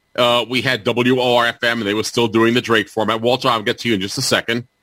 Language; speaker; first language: English; native; English